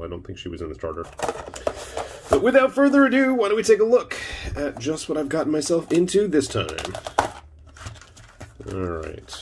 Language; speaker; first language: English; native; English